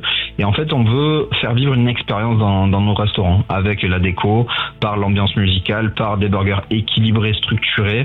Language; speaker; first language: French; native; French